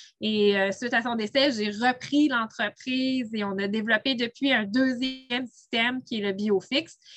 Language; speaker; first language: French; native; French